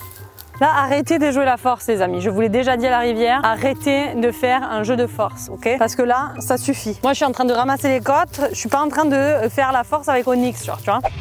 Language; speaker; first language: French; native; French